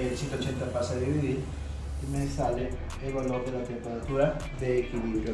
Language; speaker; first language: Spanish; native; Spanish